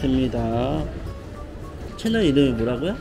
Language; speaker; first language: Korean; native; Korean